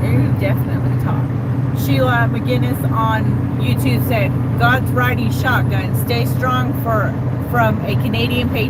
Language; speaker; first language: English; native; English